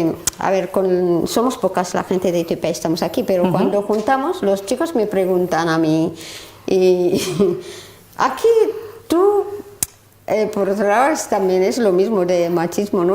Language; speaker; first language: Spanish; non-native, learner; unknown